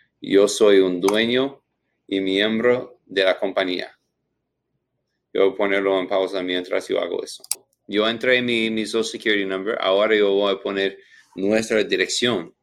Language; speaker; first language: Spanish; non-native, learner; English